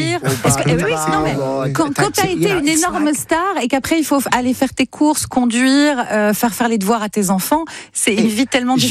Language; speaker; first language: French; native; French